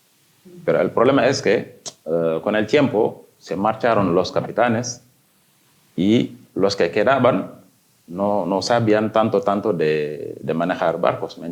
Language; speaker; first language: Spanish; non-native, fluent; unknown